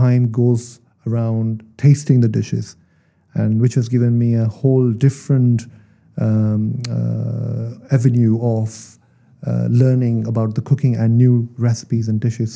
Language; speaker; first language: English; non-native, local second language; Urdu